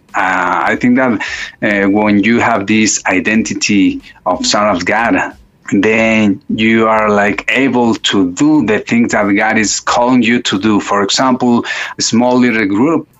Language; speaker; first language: English; non-native, fluent; Spanish